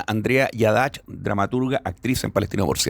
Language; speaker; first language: Spanish; native; Spanish